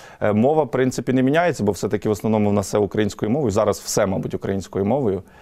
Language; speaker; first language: Ukrainian; native; Ukrainian